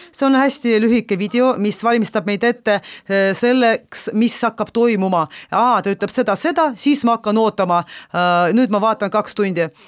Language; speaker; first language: Estonian; non-native, local second language; Russian